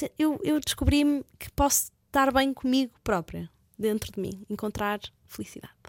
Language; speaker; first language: Portuguese; native; Portuguese